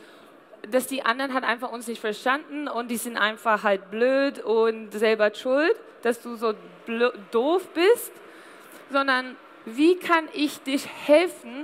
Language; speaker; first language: German; non-native, fluent; English